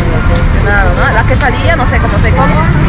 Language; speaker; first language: Spanish; non-native, fluent; Portuguese